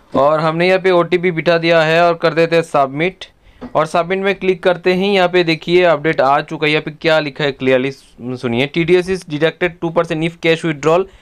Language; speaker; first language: Hindi; non-native, local second language; Bangla